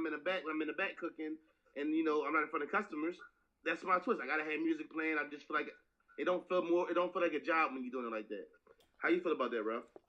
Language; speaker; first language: English; native; English